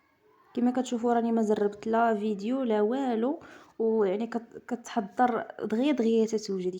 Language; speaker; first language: Arabic; native; Arabic